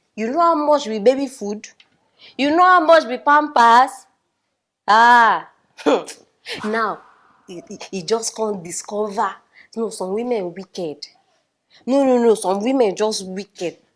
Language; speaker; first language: Nigerian Pidgin; native; Nigerian Pidgin